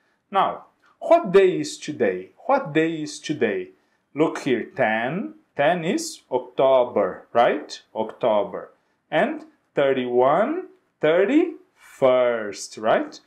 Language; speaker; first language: English; non-native, fluent; Portuguese